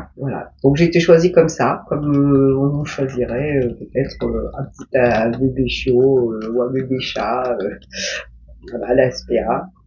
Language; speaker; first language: French; early bilingual, other home language; Korean